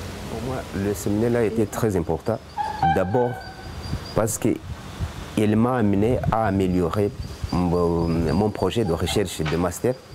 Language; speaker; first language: French; non-native, fluent; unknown